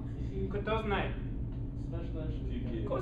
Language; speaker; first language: Russian; non-native, learner; English